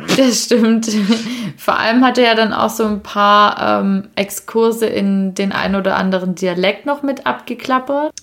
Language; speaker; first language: German; native; German